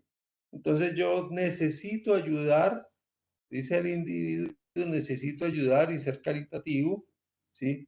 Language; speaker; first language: Spanish; native; Spanish